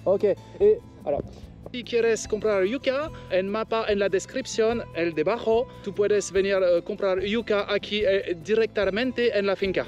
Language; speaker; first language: Spanish; non-native, learner; French